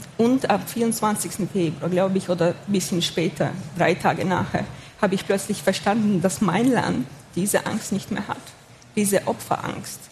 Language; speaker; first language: German; non-native, fluent; Ukrainian